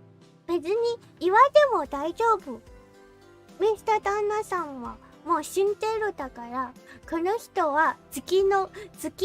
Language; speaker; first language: Japanese; non-native, learner; English